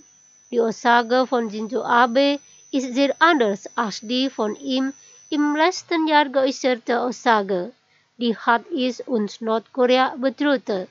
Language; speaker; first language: German; non-native, fluent; Indonesian